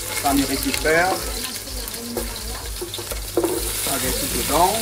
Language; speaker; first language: French; non-native, local second language; Réunion Creole French